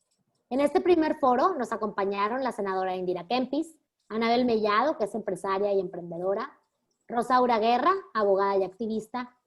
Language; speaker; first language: Spanish; native; Spanish